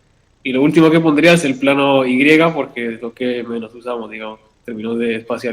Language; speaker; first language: Spanish; native; Spanish